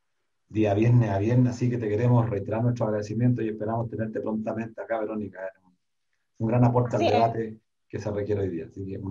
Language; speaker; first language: Spanish; native; Spanish